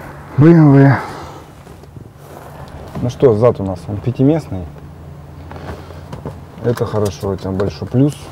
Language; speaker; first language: Russian; native; Russian